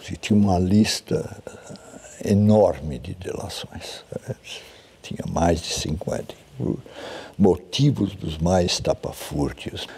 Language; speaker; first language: Portuguese; early bilingual, other home language; German